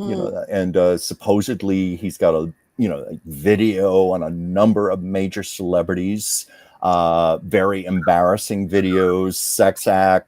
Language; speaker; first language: English; native; English